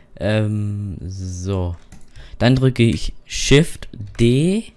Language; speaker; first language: German; native; German